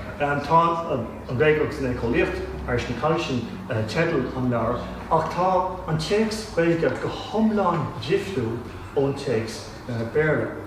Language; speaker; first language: Irish; non-native, local second language; English